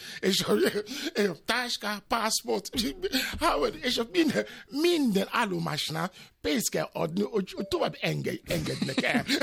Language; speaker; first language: Hungarian; non-native, learner; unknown